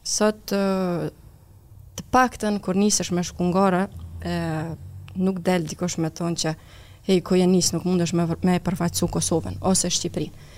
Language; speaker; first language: Albanian; native; Albanian